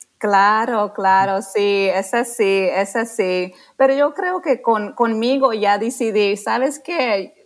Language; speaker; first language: Spanish; non-native, fluent; English